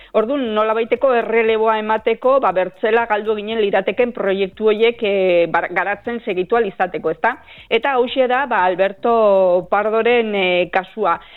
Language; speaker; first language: Basque; native; Basque